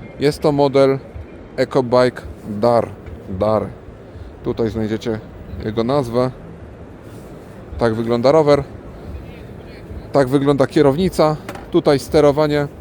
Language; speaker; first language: Polish; native; Polish